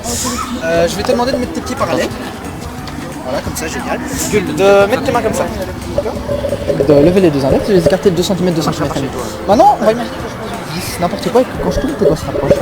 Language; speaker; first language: French; native; French